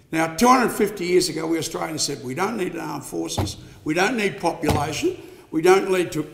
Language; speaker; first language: English; native; English